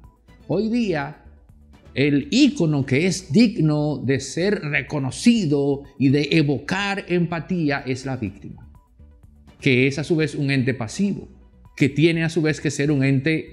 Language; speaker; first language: Spanish; native; Spanish